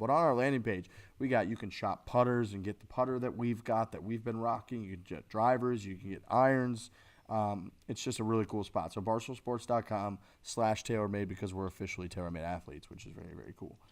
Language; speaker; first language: English; native; English